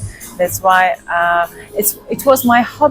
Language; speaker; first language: English; non-native, learner; Russian